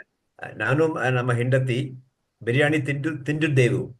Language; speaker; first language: Kannada; non-native, learner; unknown